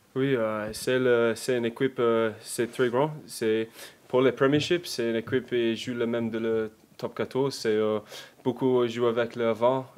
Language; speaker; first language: French; non-native, learner; English